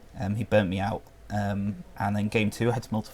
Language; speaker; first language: English; native; English